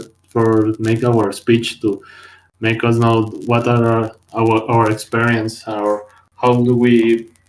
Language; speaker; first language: English; non-native, learner; Spanish